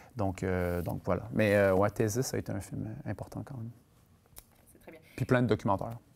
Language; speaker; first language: French; native; French